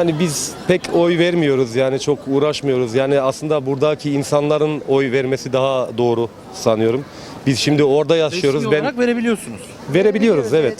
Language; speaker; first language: Turkish; early bilingual, heritage; Turkish